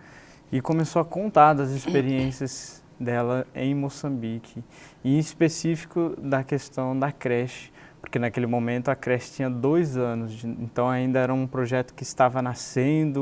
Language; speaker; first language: Portuguese; native; Portuguese